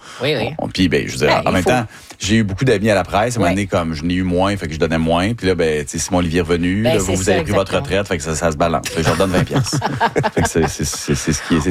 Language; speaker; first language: French; native; French